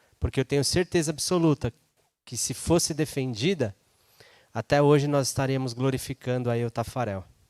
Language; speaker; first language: Portuguese; native; Portuguese